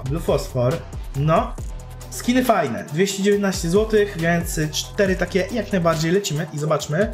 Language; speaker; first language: Polish; native; Polish